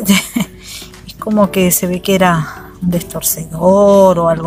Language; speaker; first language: Spanish; native; Spanish